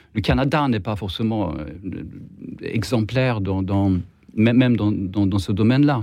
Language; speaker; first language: French; non-native, fluent; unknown